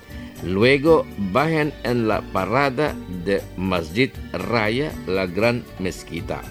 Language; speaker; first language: Spanish; non-native, fluent; Indonesian